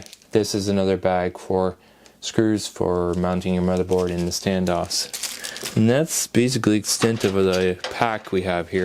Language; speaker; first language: English; native; English